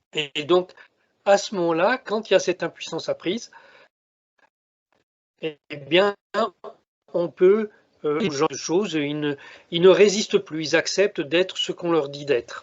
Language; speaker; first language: French; native; French